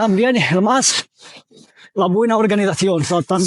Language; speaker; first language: Spanish; non-native, fluent; Arabic